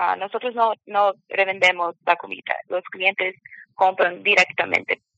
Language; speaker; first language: Spanish; non-native, learner; Portuguese